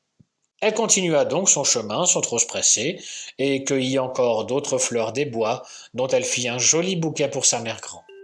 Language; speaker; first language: French; native; French